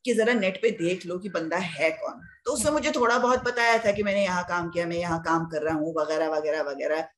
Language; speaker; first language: Hindi; native; Hindi